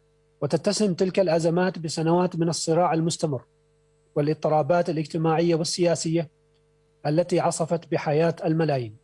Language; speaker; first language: Arabic; native; Arabic